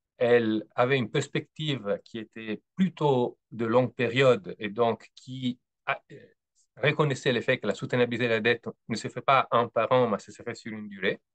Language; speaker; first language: French; non-native, fluent; Italian